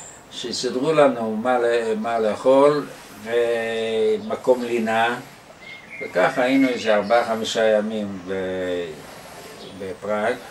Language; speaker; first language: Hebrew; non-native, fluent; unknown